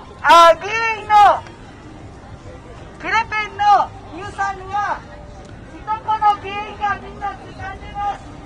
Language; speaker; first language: Japanese; non-native, fluent; Filipino